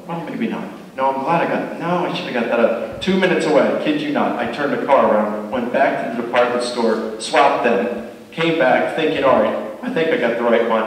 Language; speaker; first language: English; native; English